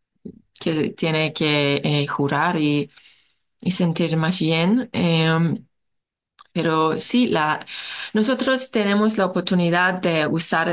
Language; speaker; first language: Spanish; non-native, learner; Hebrew